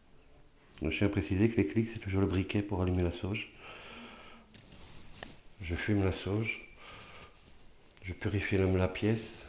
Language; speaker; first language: French; native; French